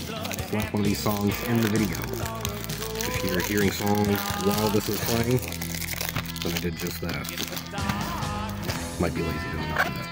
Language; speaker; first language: English; native; English